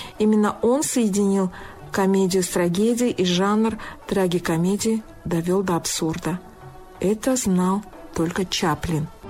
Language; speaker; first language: Russian; non-native, local second language; Tajik